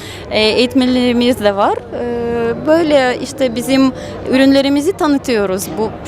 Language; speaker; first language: Turkish; non-native, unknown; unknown